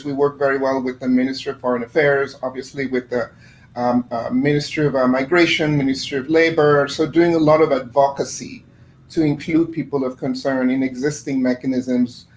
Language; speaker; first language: English; non-native, fluent; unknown